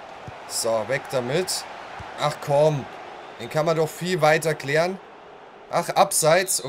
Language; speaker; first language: German; native; German